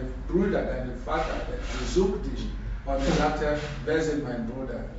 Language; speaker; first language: German; non-native, learner; Russian